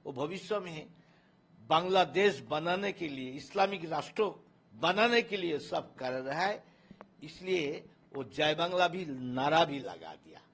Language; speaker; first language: Hindi; non-native, local second language; Bangla